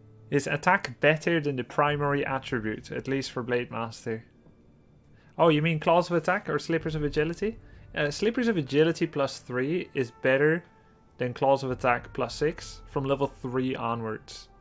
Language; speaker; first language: English; non-native, fluent; Dutch